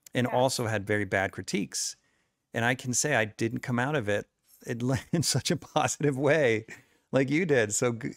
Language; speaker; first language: English; native; English